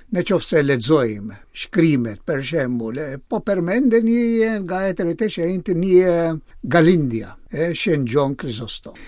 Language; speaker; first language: Albanian; non-native, fluent; Maltese